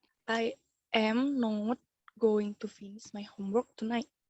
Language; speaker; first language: English; non-native, learner; Indonesian